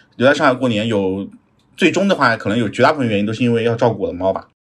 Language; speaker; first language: Chinese; native; Chinese